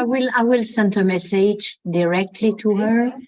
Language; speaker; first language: English; non-native, fluent; French